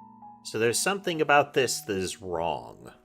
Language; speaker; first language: English; native; English